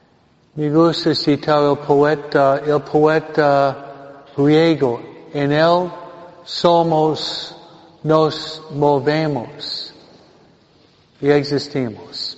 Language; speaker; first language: Spanish; non-native, fluent; English